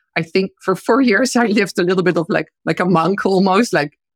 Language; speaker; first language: English; non-native, fluent; Dutch